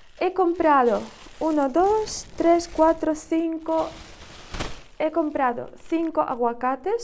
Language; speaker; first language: Spanish; non-native, learner; Ukrainian